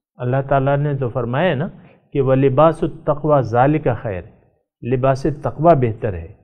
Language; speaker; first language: Urdu; non-native, local second language; Pashto